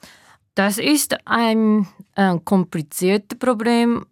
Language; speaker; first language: German; non-native, fluent; Japanese